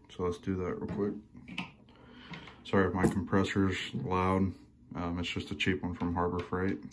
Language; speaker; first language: English; native; English